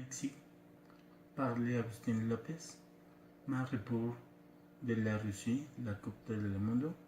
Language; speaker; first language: French; non-native, learner; Spanish